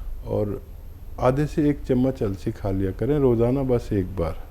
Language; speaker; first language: Hindi; native; Hindi